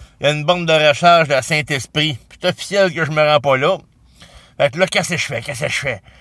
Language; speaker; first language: French; native; French